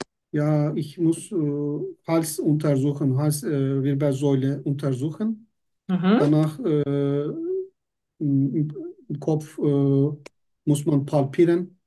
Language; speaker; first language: German; non-native, learner; Turkish